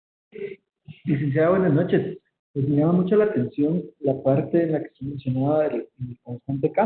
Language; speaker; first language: Spanish; native; Spanish